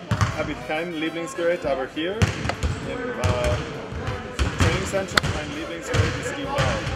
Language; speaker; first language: German; non-native, fluent; English